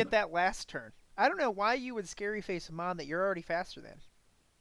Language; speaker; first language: English; native; English